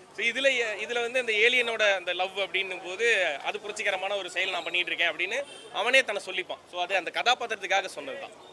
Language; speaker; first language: Tamil; native; Tamil